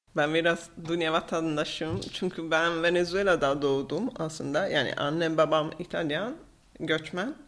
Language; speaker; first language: Turkish; non-native, fluent; Italian